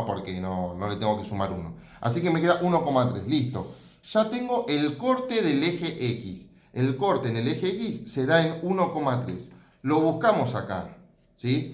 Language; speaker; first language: Spanish; native; Spanish